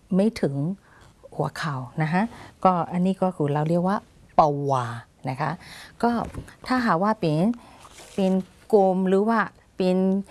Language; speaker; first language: Thai; non-native, fluent; Burmese